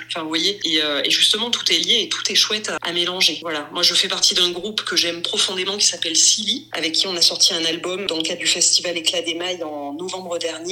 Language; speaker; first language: French; native; French